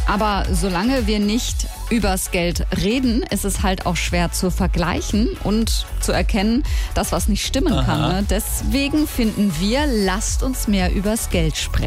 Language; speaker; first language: German; native; German